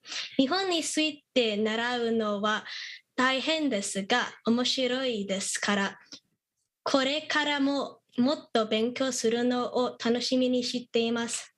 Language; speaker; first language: Japanese; non-native, learner; English